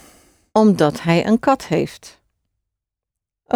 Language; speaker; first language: Dutch; non-native, fluent; English